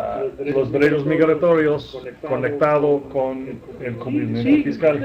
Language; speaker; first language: Spanish; non-native, fluent; English